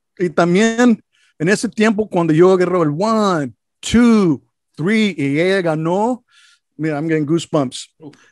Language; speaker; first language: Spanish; non-native, learner; English